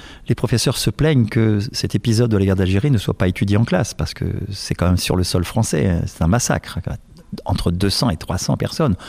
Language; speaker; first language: French; native; French